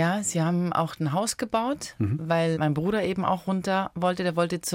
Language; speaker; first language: German; early bilingual, other home language; Italian